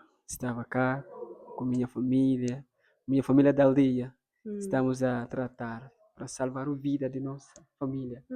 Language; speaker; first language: Portuguese; non-native, local second language; Fula